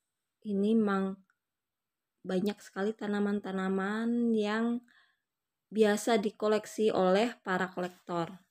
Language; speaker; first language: Indonesian; native; Indonesian